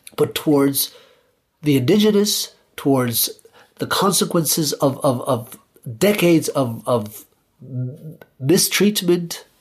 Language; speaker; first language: English; early bilingual, other home language; Spanish